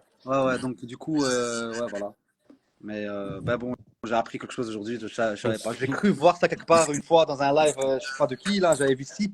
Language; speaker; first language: French; native; French